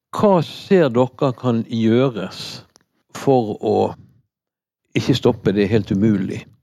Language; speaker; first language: Norwegian; native; Norwegian